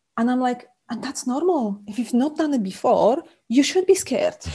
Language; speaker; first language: English; non-native, fluent; Polish